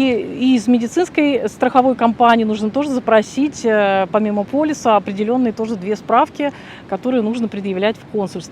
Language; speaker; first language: Russian; native; Russian